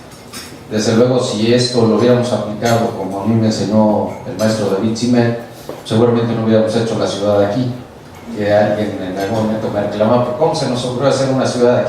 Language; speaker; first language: Spanish; native; Spanish